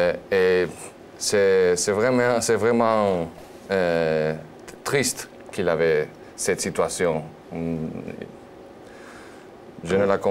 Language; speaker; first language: French; non-native, learner; Spanish